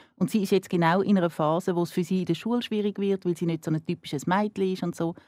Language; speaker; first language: German; native; German